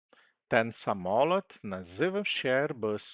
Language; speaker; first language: Polish; non-native, learner; Portuguese